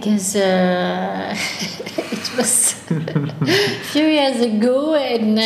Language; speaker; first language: English; early bilingual, other home language; Tibetan